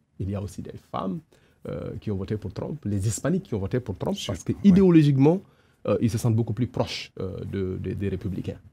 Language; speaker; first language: French; non-native, local second language; Wolof